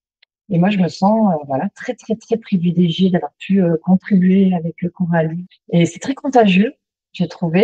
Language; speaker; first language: French; native; French